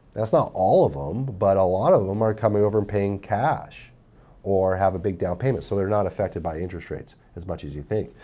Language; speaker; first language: English; native; English